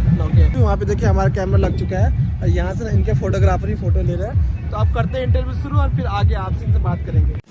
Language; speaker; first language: Hindi; native; Hindi